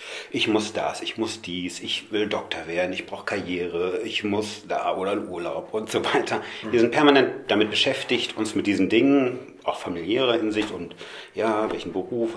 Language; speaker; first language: German; native; German